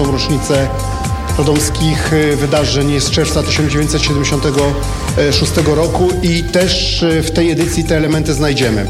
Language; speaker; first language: Polish; native; Polish